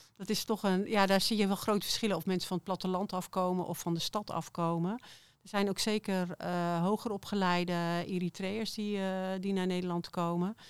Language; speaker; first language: Dutch; native; Dutch